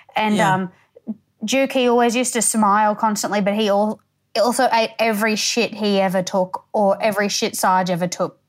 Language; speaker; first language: English; native; English